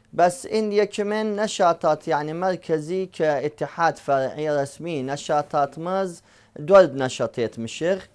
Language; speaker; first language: Turkish; native; Turkish